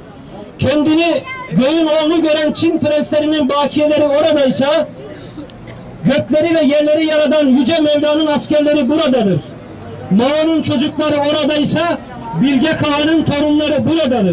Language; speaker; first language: Turkish; native; Turkish